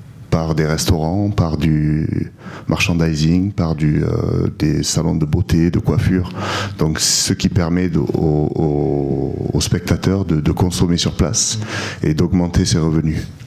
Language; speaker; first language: French; native; French